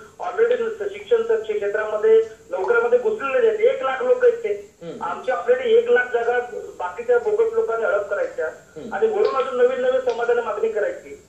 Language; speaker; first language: Marathi; non-native, local second language; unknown